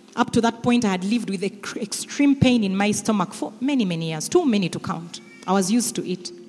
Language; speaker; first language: English; non-native, local second language; Ganda